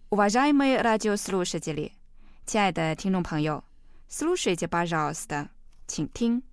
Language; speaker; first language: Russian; non-native, fluent; Chinese